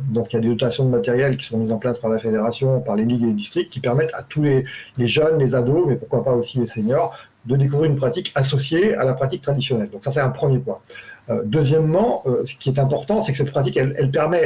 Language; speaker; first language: French; native; French